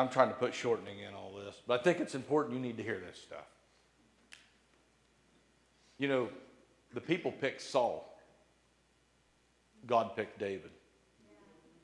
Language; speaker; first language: English; native; English